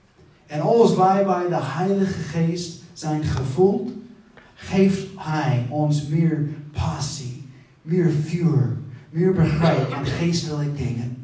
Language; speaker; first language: Dutch; non-native, fluent; English